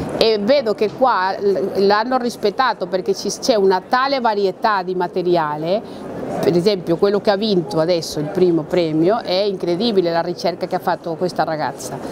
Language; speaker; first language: Italian; non-native, fluent; Spanish